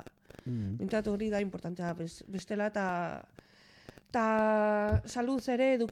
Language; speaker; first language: Basque; non-native, local second language; Spanish